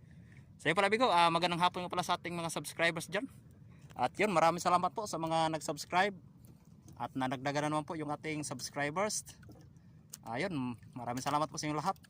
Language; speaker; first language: Filipino; native; Filipino